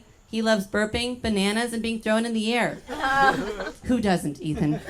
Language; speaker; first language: English; native; English